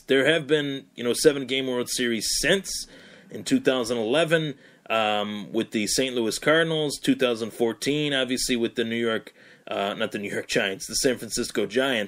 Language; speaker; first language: English; native; English